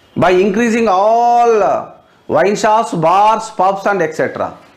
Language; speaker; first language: English; non-native, local second language; Telugu